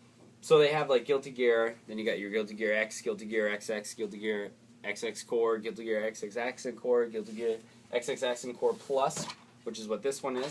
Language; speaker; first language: English; native; English